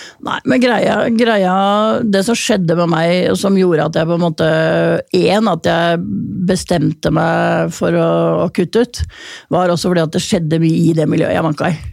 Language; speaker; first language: Norwegian; native; Norwegian